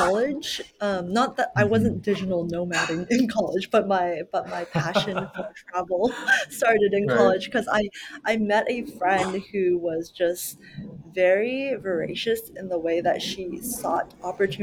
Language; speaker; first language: English; native; English